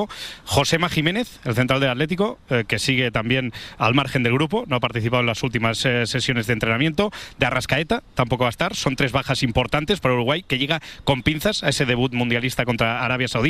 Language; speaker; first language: Spanish; native; Spanish